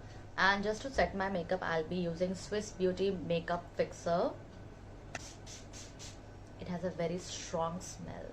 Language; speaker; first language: English; non-native, local second language; Hindi